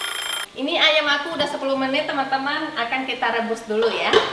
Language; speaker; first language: Indonesian; native; Indonesian